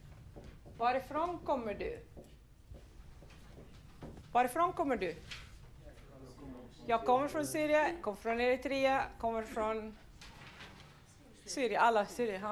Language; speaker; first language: Swedish; non-native, fluent; Arabic